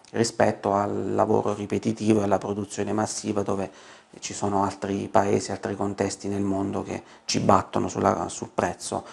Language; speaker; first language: Italian; native; Italian